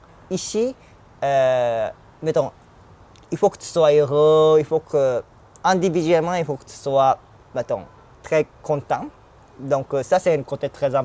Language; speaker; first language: French; non-native, fluent; Japanese